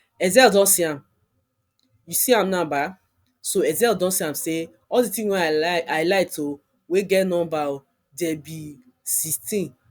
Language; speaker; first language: Nigerian Pidgin; non-native, local second language; Yoruba